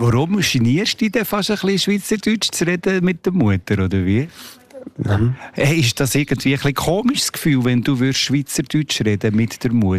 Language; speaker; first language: German; native; German